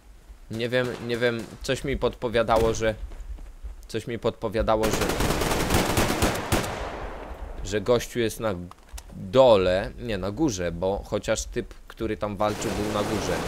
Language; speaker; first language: Polish; native; Polish